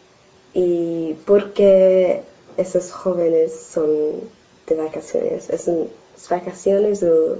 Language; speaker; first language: Spanish; non-native, learner; English